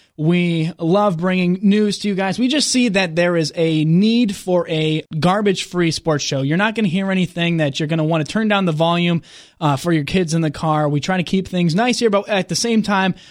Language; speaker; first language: English; native; English